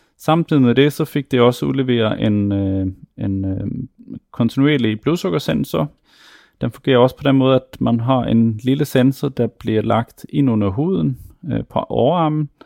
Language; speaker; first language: Danish; native; Danish